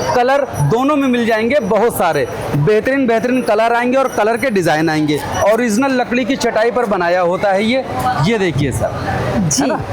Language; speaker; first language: Hindi; native; Hindi